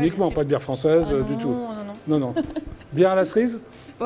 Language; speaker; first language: French; native; French